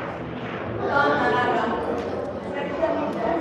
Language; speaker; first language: Italian; native; Italian